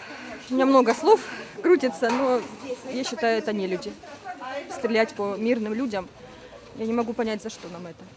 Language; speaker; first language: Russian; native; Russian